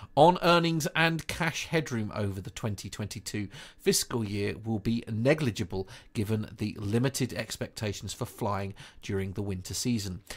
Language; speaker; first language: English; native; English